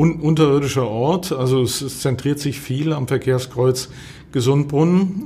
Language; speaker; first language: German; native; German